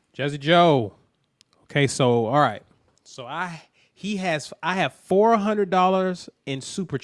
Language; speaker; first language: English; native; English